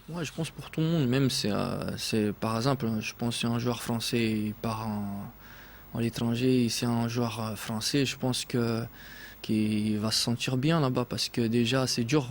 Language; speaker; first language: French; non-native, fluent; Portuguese